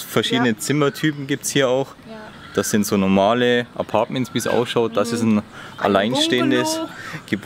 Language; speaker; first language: German; native; German